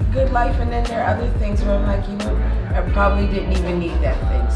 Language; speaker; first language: English; native; English